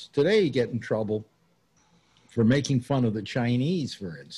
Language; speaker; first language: English; native; English